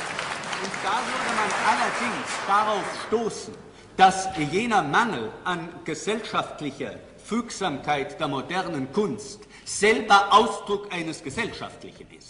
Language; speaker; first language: German; native; German